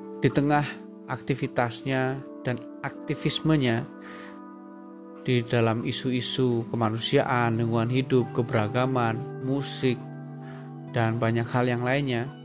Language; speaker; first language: Indonesian; native; Indonesian